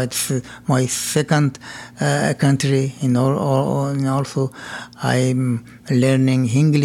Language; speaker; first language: English; non-native, learner; Persian